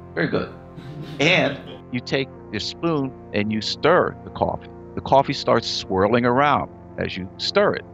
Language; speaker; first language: English; native; English